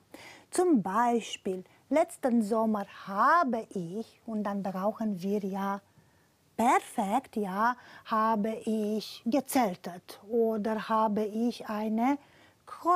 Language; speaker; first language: German; non-native, fluent; Romanian